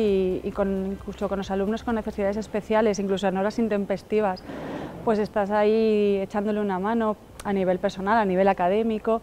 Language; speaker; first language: Spanish; native; Spanish